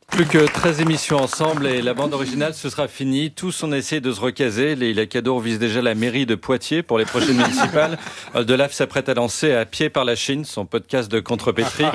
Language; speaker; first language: French; native; French